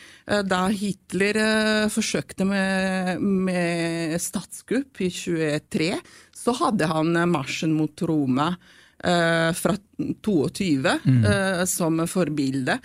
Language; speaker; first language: Norwegian; non-native, fluent; Italian